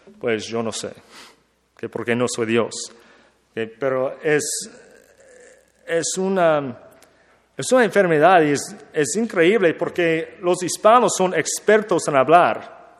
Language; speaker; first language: Spanish; non-native, learner; English